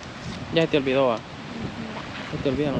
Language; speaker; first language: Spanish; native; Spanish